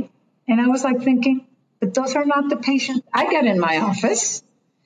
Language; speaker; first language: English; non-native, fluent; Spanish